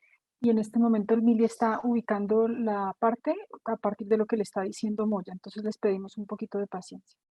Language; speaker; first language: Spanish; native; Spanish